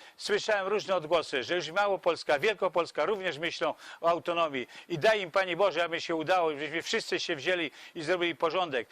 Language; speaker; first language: Polish; native; Polish